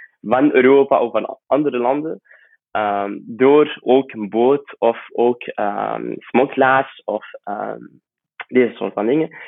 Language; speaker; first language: Dutch; non-native, fluent; Arabic